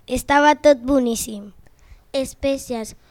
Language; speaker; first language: Catalan; non-native, learner; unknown